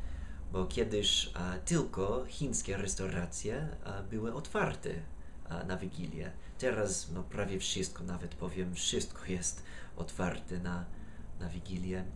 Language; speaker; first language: Polish; non-native, fluent; English